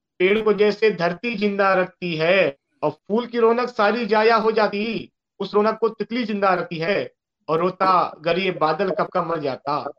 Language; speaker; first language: Hindi; native; Hindi